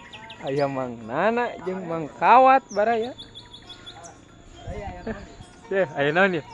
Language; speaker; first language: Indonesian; non-native, local second language; Sundanese